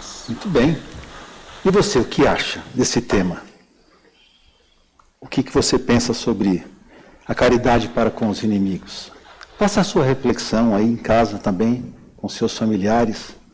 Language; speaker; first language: Portuguese; native; Portuguese